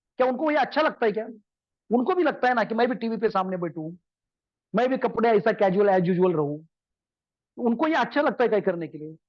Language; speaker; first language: Hindi; non-native, local second language; Marathi